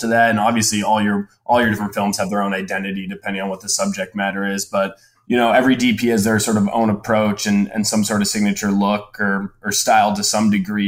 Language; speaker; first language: English; native; English